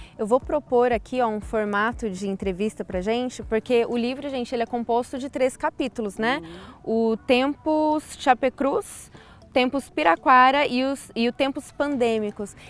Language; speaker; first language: Portuguese; native; Portuguese